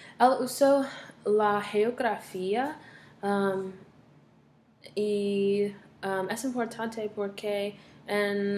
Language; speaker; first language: Spanish; non-native, learner; English